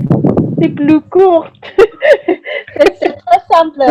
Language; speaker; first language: French; non-native, learner; Indonesian